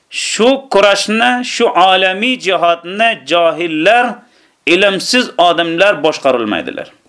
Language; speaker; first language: Uzbek; native; Uzbek